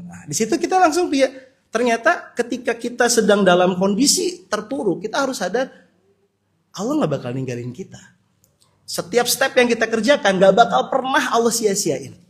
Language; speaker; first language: Indonesian; native; Indonesian